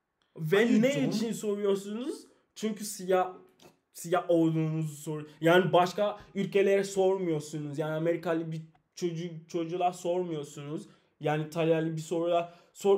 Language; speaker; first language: Turkish; non-native, learner; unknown